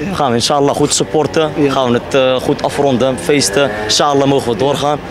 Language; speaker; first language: Dutch; early bilingual, other home language; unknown